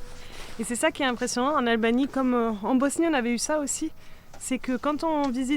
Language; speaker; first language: French; native; French